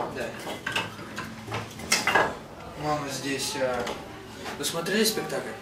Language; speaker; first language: Russian; early bilingual, heritage; Russian